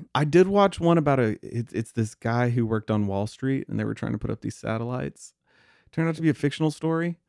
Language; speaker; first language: English; native; English